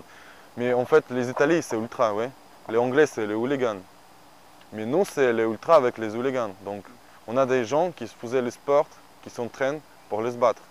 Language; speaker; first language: French; non-native, learner; Ukrainian